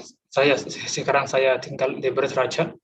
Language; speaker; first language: Indonesian; non-native, learner; Somali